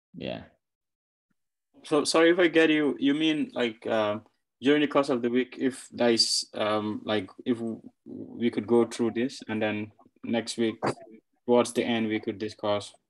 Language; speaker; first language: English; non-native, fluent; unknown